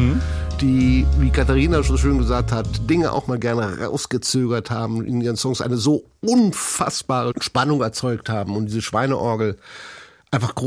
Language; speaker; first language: German; native; German